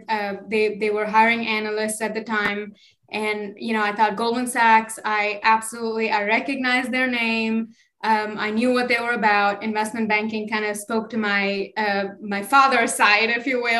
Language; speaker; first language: English; non-native, local second language; Kannada